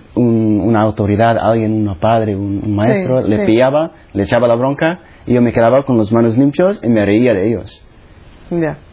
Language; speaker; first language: Spanish; non-native, fluent; Filipino